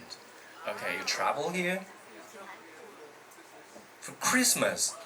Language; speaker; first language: English; non-native, fluent; Chinese